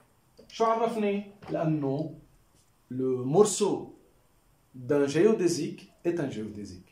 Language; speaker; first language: French; non-native, local second language; Arabic